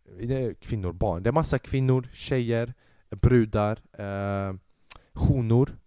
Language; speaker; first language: Swedish; early bilingual, other home language; Albanian